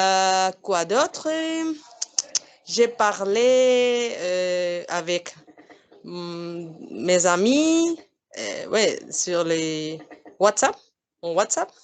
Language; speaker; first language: French; non-native, fluent; Spanish